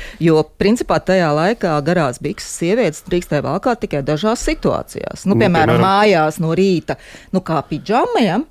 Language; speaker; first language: Latvian; native; Latvian